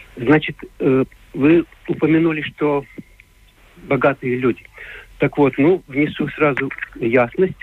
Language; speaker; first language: Russian; non-native, local second language; Latvian